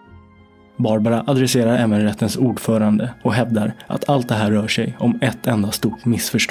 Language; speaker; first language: Swedish; native; Swedish